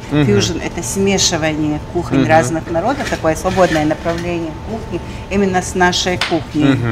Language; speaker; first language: Russian; non-native, local second language; Chechen